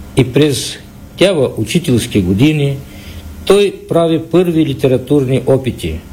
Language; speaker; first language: Bulgarian; early bilingual, heritage; Bulgarian